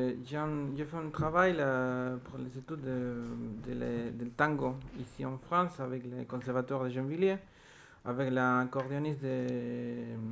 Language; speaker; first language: French; non-native, learner; Spanish